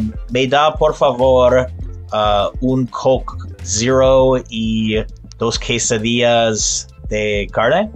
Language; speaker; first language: Spanish; non-native, learner; English